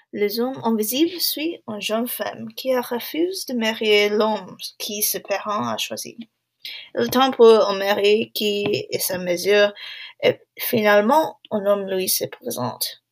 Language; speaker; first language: French; non-native, learner; English